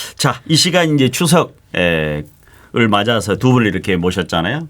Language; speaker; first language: Korean; native; Korean